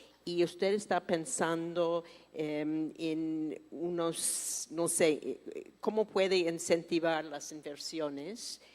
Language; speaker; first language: Spanish; non-native, fluent; English